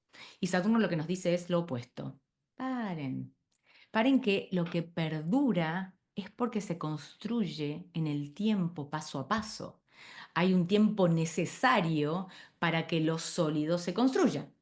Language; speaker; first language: Spanish; native; Spanish